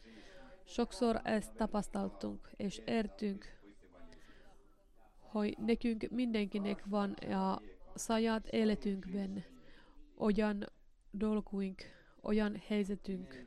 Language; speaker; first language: Hungarian; non-native, learner; Finnish